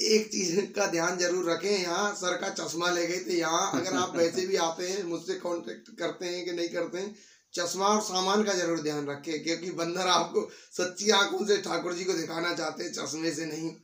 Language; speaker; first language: Hindi; native; Hindi